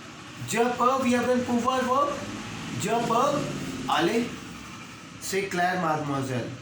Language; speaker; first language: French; non-native, learner; Hindi